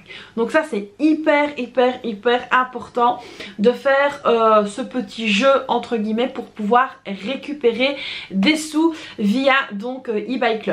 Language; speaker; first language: French; native; French